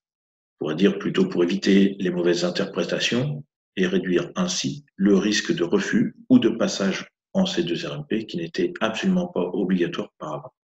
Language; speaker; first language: French; native; French